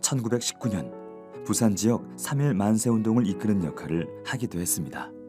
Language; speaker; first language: Korean; native; Korean